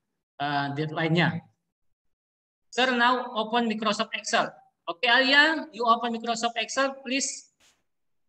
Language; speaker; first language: English; non-native, learner; Indonesian